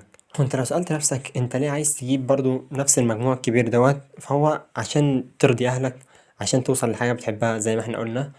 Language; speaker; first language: Arabic; native; Arabic